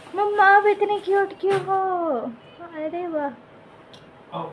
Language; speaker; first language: Hindi; native; Hindi